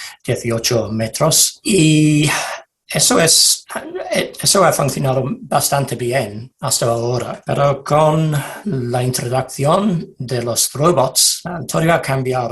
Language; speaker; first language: Spanish; non-native, fluent; English